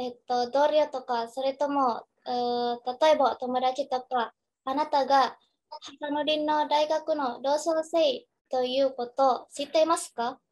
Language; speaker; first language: Japanese; non-native, learner; Indonesian